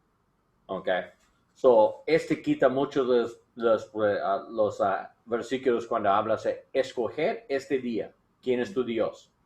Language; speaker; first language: Spanish; non-native, learner; English